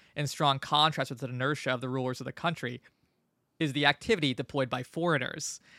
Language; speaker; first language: English; native; English